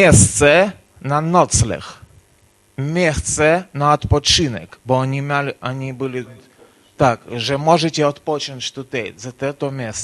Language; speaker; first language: Polish; non-native, learner; Ukrainian